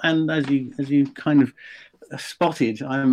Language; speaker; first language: English; native; English